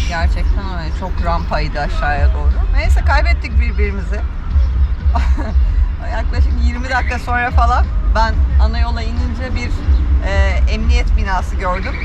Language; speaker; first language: Turkish; native; Turkish